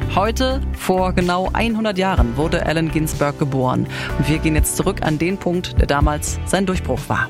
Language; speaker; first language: German; native; German